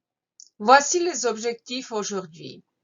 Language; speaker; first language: French; non-native, fluent; Croatian